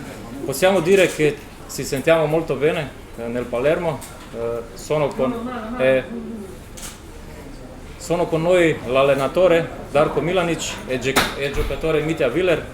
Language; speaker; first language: Italian; non-native, learner; Slovenian